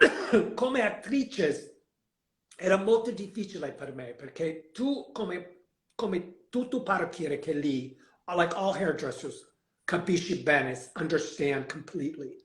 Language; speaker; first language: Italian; non-native, learner; English